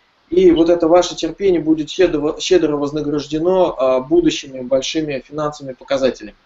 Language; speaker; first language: Russian; native; Russian